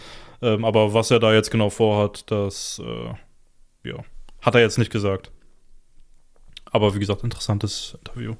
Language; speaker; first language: German; native; German